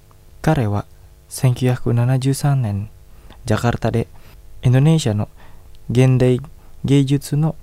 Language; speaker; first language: Japanese; non-native, fluent; Indonesian